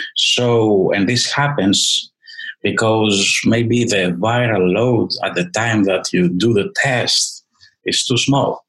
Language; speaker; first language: English; non-native, fluent; Greek